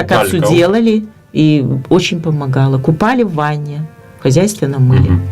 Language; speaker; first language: Russian; native; Russian